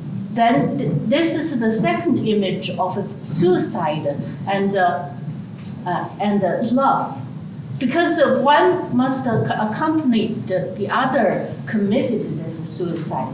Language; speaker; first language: English; non-native, fluent; Chinese